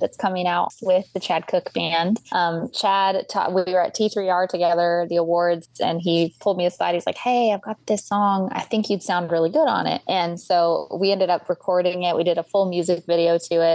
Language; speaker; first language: English; native; English